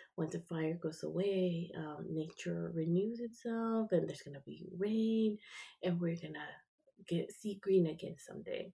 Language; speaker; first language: English; early bilingual, other home language; Spanish